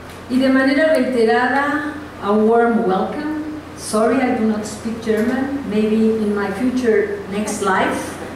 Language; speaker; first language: Spanish; native; Spanish